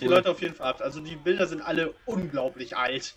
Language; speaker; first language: German; native; German